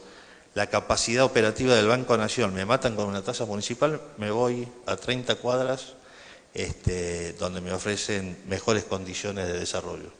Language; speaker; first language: Spanish; native; Spanish